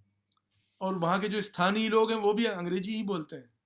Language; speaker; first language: Hindi; native; Hindi